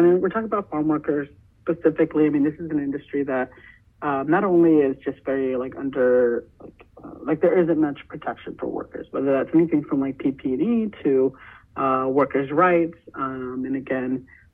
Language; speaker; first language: English; native; English